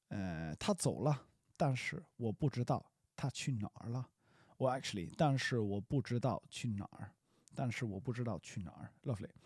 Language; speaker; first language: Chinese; non-native, fluent; English